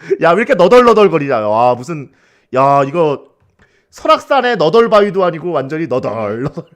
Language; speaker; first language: Korean; native; Korean